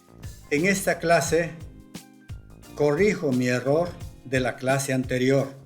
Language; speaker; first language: Spanish; non-native, local second language; Quechua